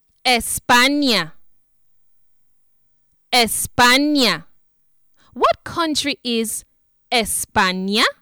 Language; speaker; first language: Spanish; non-native, fluent; English